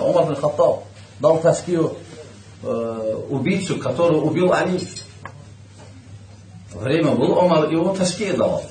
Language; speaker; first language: Russian; non-native, learner; Azerbaijani